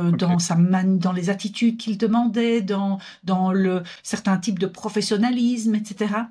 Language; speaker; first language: French; native; French